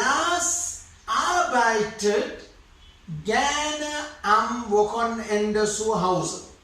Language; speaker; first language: German; non-native, fluent; Sinhala